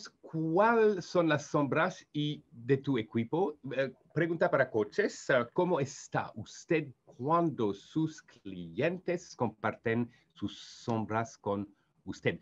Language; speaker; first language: Spanish; non-native, learner; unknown